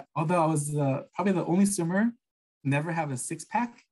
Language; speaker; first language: English; non-native, fluent; Korean